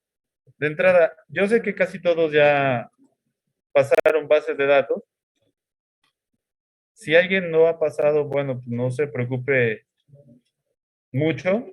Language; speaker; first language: Spanish; native; Spanish